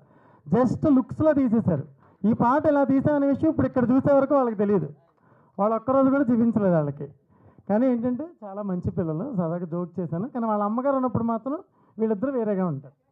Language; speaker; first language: Telugu; native; Telugu